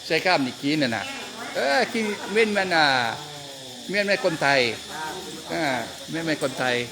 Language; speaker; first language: Thai; non-native, learner; French